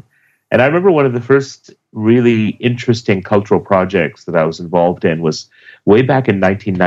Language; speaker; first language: English; native; English